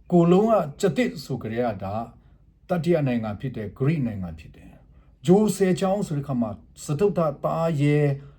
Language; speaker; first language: Burmese; non-native, local second language; Hakha Chin